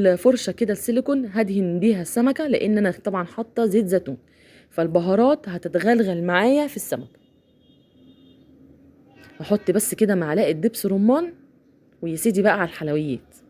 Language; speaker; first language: Arabic; native; Arabic